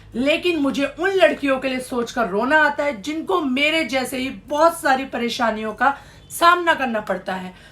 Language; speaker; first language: Hindi; native; Hindi